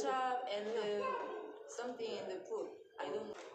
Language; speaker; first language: English; non-native, learner; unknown